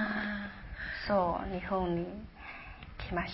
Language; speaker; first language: Japanese; non-native, learner; Chinese